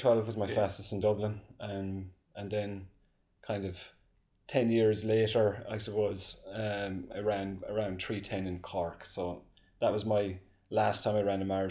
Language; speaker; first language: English; native; English